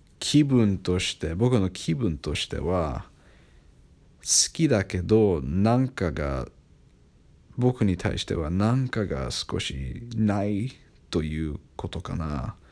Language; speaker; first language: Japanese; non-native, learner; English